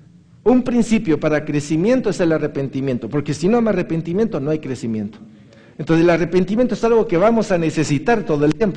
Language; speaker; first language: Spanish; native; Spanish